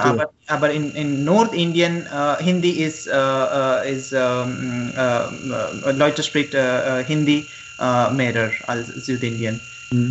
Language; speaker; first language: German; non-native, learner; Marathi